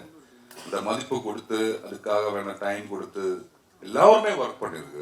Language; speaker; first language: Tamil; non-native, learner; Malayalam